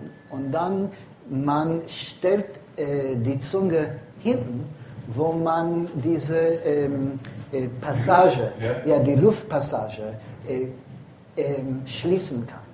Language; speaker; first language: German; non-native, fluent; English